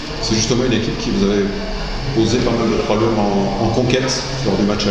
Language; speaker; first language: French; native; French